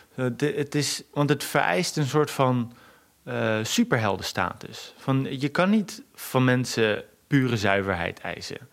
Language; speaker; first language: Dutch; native; Dutch